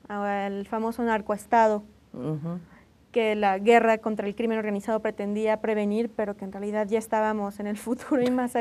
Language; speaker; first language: Spanish; native; Spanish